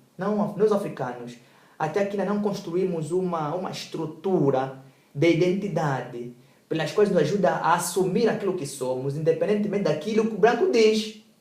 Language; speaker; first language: Portuguese; native; Portuguese